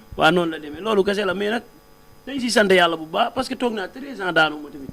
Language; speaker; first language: Wolof; native; Wolof